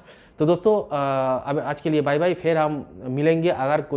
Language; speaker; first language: Hindi; non-native, local second language; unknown